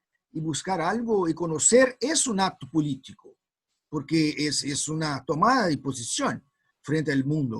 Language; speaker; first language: Spanish; non-native, fluent; Portuguese